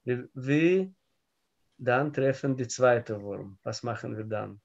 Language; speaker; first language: German; non-native, learner; Russian